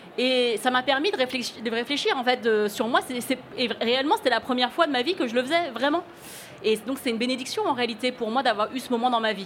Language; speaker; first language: French; early bilingual, other home language; Cantonese